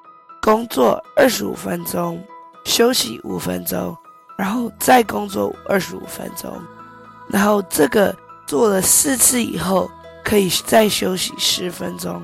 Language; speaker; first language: Chinese; early bilingual, heritage; Chinese